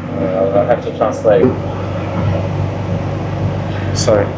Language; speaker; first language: English; non-native, fluent; Lithuanian